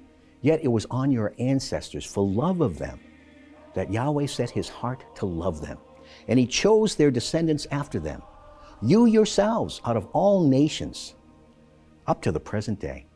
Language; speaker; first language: English; native; English